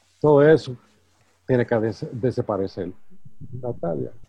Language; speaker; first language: Spanish; early bilingual, heritage; English